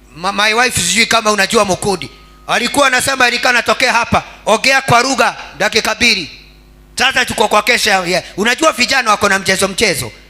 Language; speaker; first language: Swahili; non-native, local second language; Kikuyu